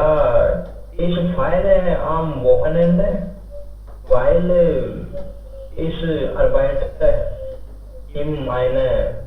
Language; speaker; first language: German; non-native, learner; Hindi